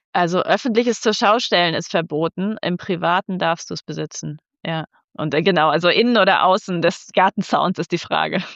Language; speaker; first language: German; native; German